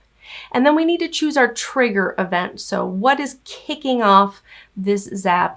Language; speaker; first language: English; native; English